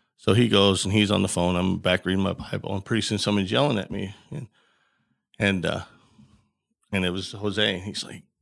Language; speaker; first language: English; native; English